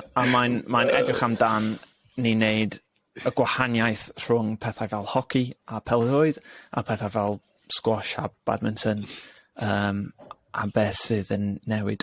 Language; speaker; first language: Welsh; non-native, local second language; English